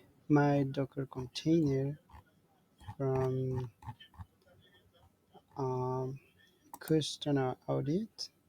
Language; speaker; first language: English; non-native, learner; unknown